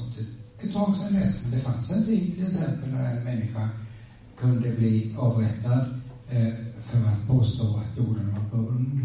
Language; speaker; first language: Swedish; native; Swedish